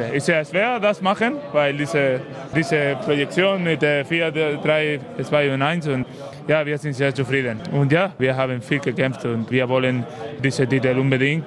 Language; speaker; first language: German; non-native, learner; Spanish